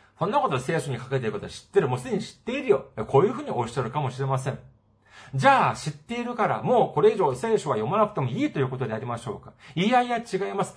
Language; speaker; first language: Japanese; non-native, fluent; Korean